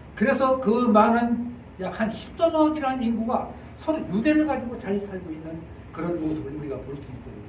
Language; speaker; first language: Korean; native; Korean